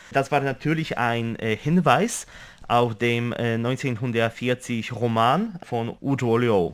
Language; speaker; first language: German; non-native, fluent; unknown